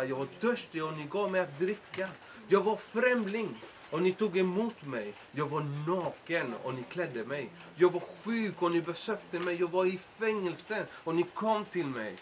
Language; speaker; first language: Swedish; non-native, fluent; Spanish